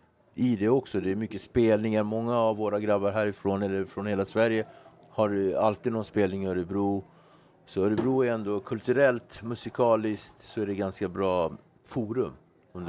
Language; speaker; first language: Swedish; native; Swedish